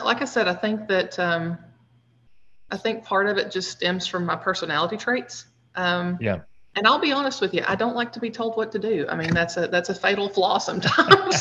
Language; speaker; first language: English; native; English